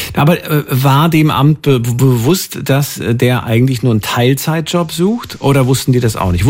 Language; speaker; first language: German; native; German